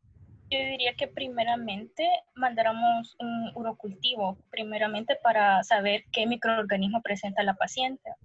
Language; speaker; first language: Spanish; native; Spanish